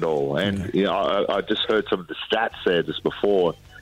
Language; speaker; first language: English; native; English